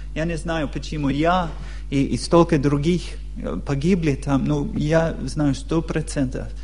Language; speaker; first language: Russian; non-native, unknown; English